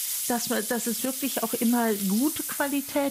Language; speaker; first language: German; native; German